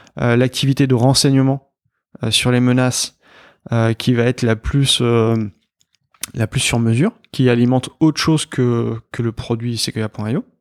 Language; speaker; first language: French; native; French